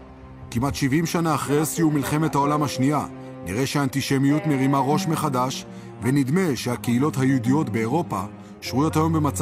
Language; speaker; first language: Hebrew; native; Hebrew